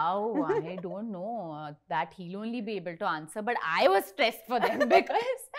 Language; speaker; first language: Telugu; non-native, learner; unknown